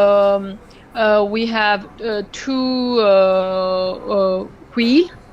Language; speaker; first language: English; non-native, learner; French